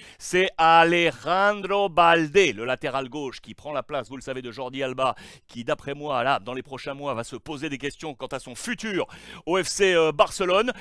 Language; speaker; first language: French; native; French